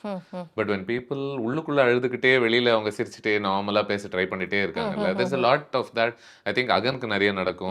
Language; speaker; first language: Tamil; native; Tamil